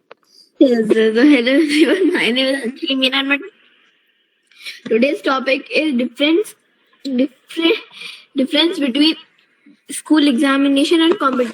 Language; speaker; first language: English; non-native, learner; Hindi